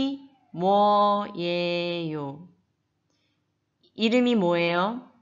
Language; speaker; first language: Korean; non-native, fluent; Malagasy